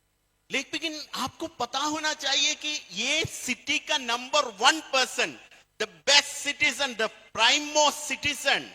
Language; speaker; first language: Hindi; non-native, fluent; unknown